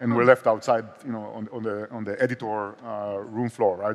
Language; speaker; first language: English; non-native, fluent; Hebrew